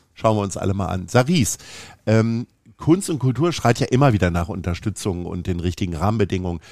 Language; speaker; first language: German; native; German